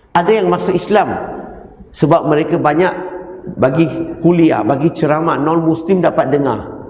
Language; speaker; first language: Malay; non-native, local second language; Chinese